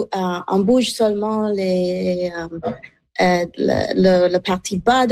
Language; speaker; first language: French; non-native, learner; English